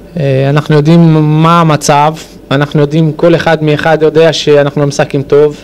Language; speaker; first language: Hebrew; non-native, fluent; Portuguese